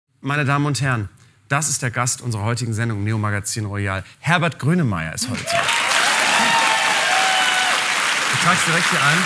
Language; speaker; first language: German; native; German